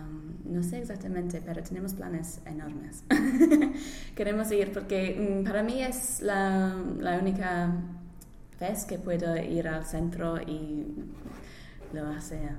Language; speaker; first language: Spanish; non-native, learner; English